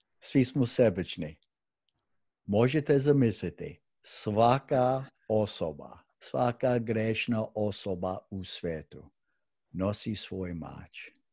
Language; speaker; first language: Croatian; early bilingual, heritage; Croatian